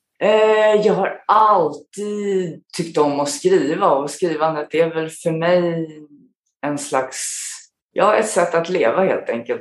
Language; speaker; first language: Swedish; native; Swedish